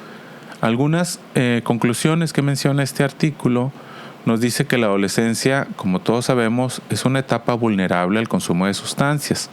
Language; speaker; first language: Spanish; native; Spanish